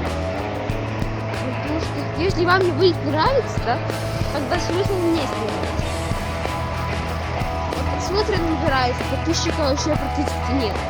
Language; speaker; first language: Russian; non-native, local second language; Ukrainian